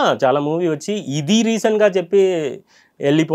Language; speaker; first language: Telugu; non-native, fluent; Tamil